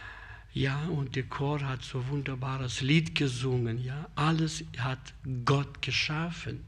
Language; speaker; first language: German; non-native, fluent; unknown